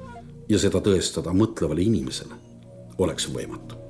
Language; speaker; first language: Estonian; native; Estonian